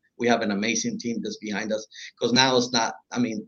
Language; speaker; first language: English; non-native, fluent; Spanish